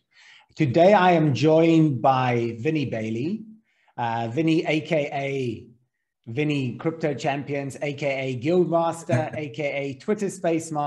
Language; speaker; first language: English; native; English